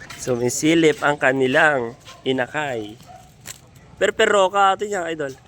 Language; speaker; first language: Filipino; native; Filipino